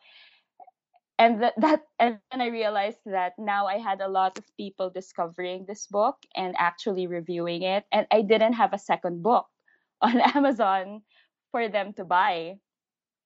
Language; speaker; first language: English; native; English